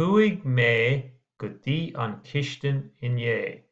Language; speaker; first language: Irish; non-native, local second language; English